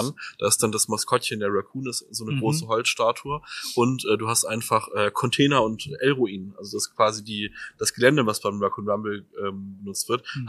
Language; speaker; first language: German; native; German